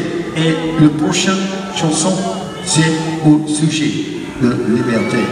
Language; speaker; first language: French; non-native, learner; English